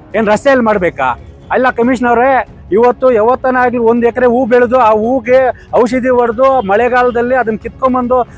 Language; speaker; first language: Kannada; native; Kannada